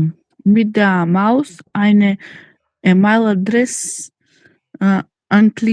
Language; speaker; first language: German; non-native, learner; Macedonian